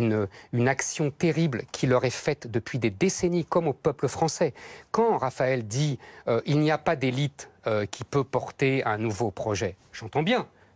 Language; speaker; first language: French; native; French